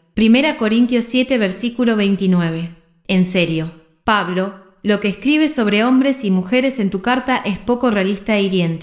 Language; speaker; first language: Spanish; native; Spanish